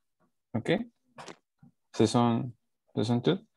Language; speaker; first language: French; non-native, learner; Spanish